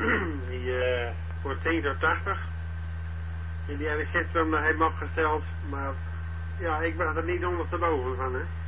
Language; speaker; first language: Dutch; native; Dutch